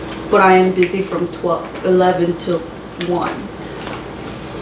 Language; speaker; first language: English; early bilingual, other home language; Korean